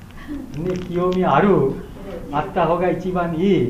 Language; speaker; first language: Japanese; non-native, learner; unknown